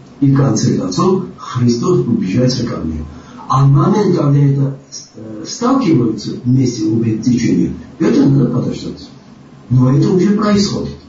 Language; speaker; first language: Russian; non-native, local second language; Georgian